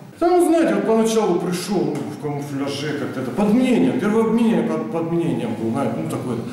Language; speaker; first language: Russian; native; Russian